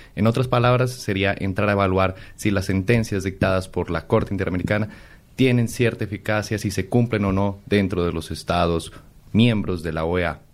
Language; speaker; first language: Spanish; native; Spanish